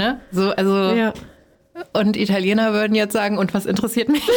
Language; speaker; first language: German; native; German